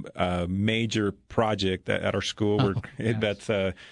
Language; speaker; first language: English; early bilingual, other home language; Spanish